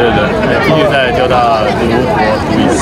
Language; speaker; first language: Chinese; native; Chinese